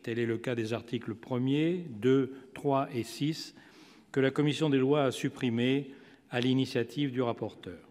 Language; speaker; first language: French; native; French